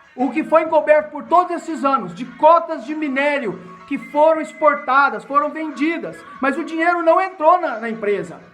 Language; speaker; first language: Portuguese; native; Portuguese